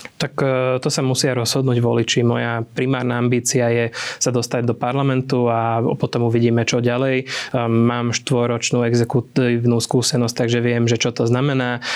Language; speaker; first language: Slovak; non-native, local second language; Hungarian